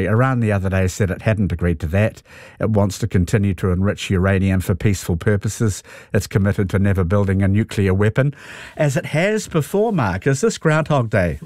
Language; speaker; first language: English; native; English